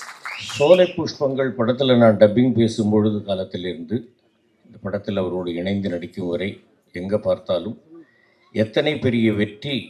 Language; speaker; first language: Tamil; native; Tamil